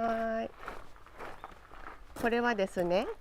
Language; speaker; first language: Japanese; native; Japanese